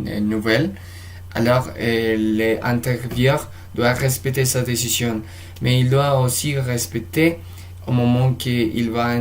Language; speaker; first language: French; non-native, fluent; Spanish